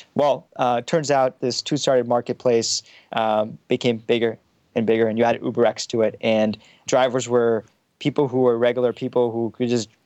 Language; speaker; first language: English; early bilingual, heritage; German